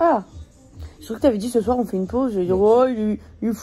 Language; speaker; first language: French; native; French